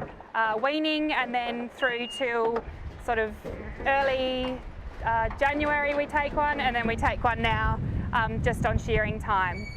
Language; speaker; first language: English; native; English